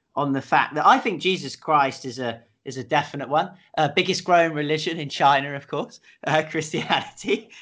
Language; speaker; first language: English; native; English